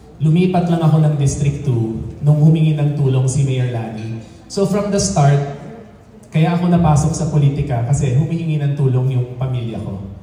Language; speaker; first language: Filipino; native; Filipino